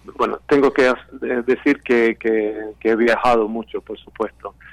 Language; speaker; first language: Spanish; non-native, fluent; Swedish